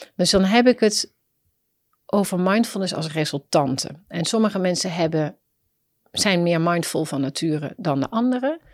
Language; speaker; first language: Dutch; native; Dutch